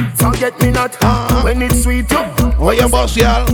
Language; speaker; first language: English; non-native, local second language; Jamaican Creole English